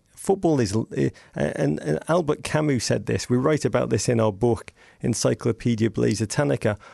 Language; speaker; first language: English; native; English